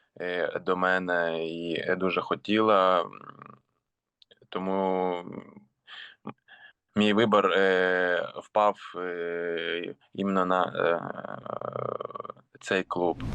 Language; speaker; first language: Ukrainian; non-native, local second language; Russian